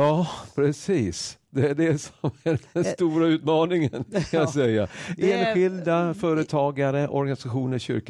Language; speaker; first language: Swedish; native; Swedish